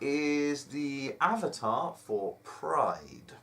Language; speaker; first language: English; native; English